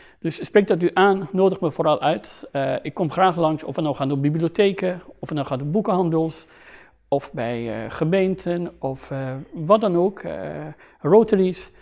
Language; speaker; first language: Dutch; non-native, fluent; Persian